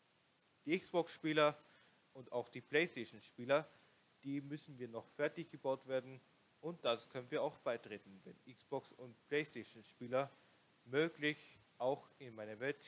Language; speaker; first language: German; non-native, local second language; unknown